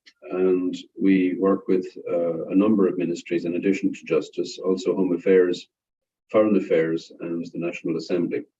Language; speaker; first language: English; non-native, fluent; Irish